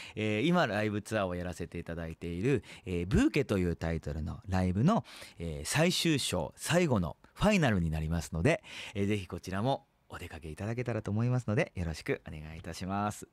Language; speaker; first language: Japanese; native; Japanese